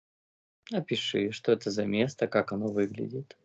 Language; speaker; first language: Russian; native; Russian